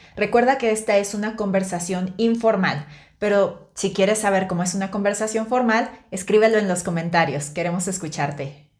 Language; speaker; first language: Spanish; native; Spanish